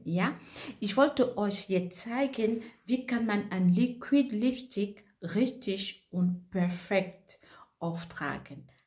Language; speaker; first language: German; non-native, fluent; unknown